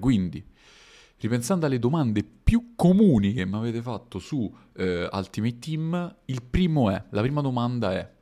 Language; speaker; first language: Italian; native; Italian